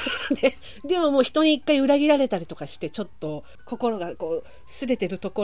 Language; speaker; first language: Japanese; native; Japanese